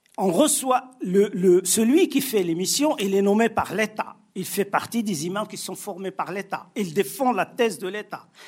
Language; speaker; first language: French; non-native, local second language; Arabic